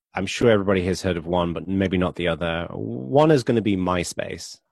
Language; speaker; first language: English; native; English